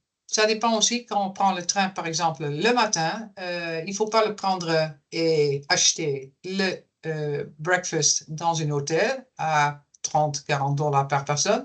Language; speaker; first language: French; non-native, fluent; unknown